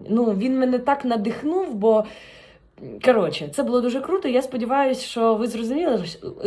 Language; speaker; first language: Ukrainian; non-native, local second language; Russian